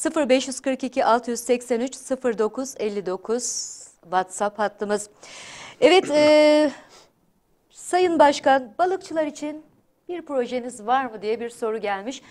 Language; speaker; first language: Turkish; native; Turkish